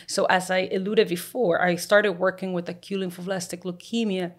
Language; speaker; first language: English; native; English